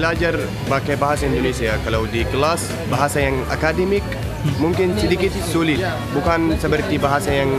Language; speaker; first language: Indonesian; non-native, learner; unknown